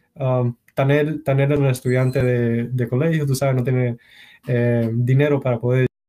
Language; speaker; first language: Spanish; early bilingual, heritage; Spanish